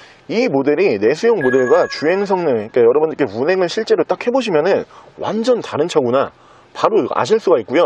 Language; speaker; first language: Korean; native; Korean